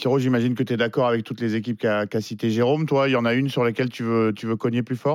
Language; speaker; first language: French; native; French